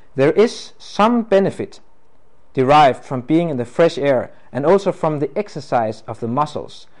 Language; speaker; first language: English; non-native, fluent; Danish